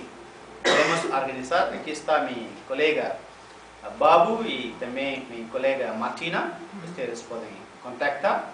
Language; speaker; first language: Spanish; non-native, fluent; Tamil